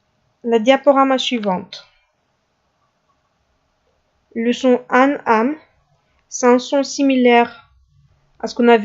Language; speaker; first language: French; non-native, fluent; Russian